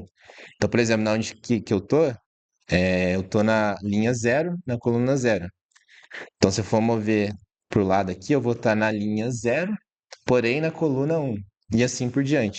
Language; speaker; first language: Portuguese; native; Portuguese